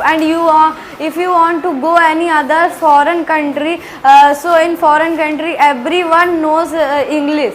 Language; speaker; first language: English; non-native, learner; Hindi